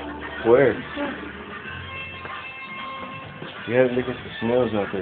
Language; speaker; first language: English; native; English